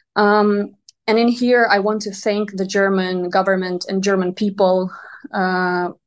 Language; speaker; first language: English; non-native, fluent; Ukrainian